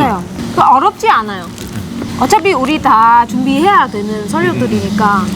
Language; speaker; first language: Korean; non-native, fluent; Vietnamese